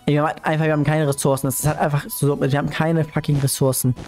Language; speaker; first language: German; native; German